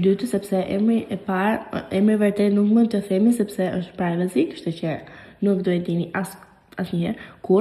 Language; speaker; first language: Albanian; early bilingual, heritage; Albanian